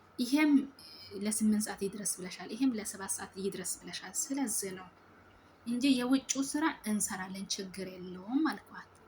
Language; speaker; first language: Amharic; native; Amharic